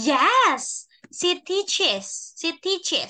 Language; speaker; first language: English; non-native, fluent; Indonesian